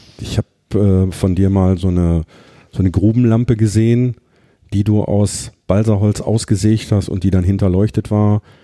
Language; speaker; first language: German; native; German